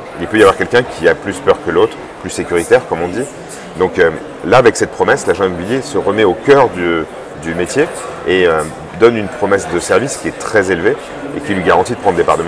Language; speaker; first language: French; native; French